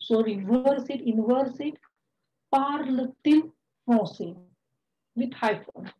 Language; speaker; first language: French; non-native, fluent; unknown